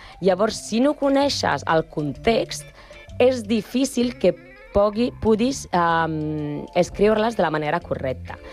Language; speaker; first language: Catalan; non-native, learner; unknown